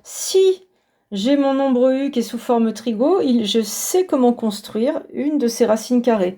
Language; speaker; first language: French; native; French